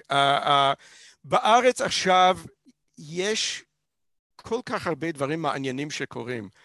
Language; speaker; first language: Hebrew; non-native, fluent; English